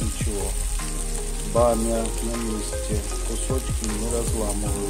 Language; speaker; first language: Russian; non-native, fluent; Hindi